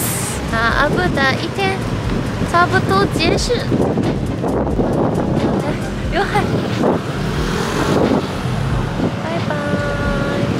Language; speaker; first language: Chinese; non-native, fluent; Japanese